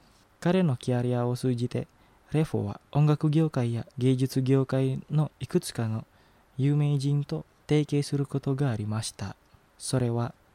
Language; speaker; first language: Japanese; non-native, fluent; Indonesian